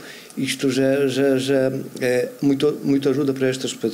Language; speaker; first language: Portuguese; non-native, fluent; Ukrainian